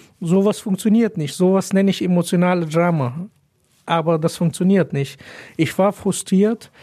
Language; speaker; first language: German; non-native, fluent; Pashto